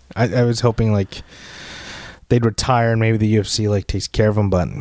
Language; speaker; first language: English; early bilingual, other home language; Filipino